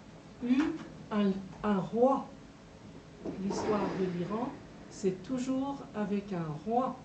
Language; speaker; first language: French; non-native, fluent; Persian